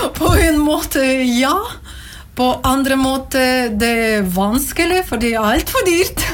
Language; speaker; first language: Norwegian; non-native, learner; Latvian